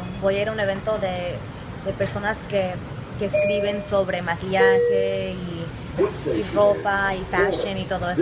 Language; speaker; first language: Spanish; early bilingual, heritage; English